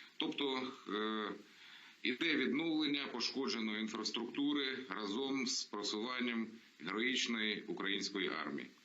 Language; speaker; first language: Ukrainian; non-native, local second language; Russian